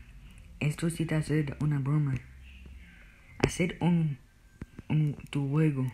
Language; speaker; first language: Spanish; early bilingual, heritage; Spanish